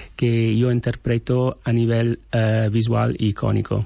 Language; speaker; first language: Catalan; non-native, learner; Italian